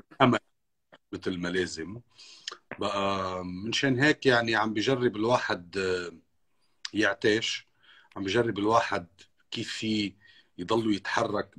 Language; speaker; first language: Arabic; native; Arabic